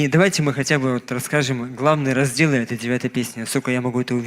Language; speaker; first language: Russian; native; Russian